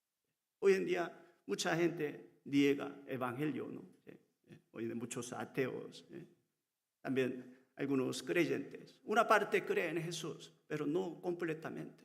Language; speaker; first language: Spanish; non-native, learner; Korean